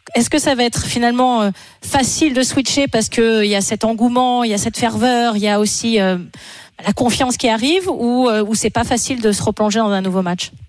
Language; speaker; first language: French; native; French